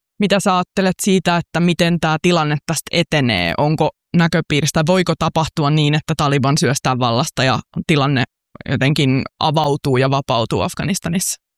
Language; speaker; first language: Finnish; native; Finnish